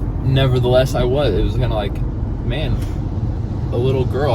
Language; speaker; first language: English; native; English